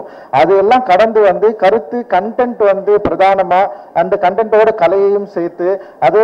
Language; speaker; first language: Tamil; native; Tamil